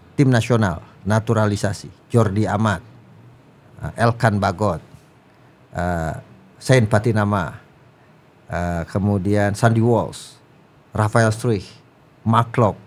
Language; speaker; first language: Indonesian; native; Indonesian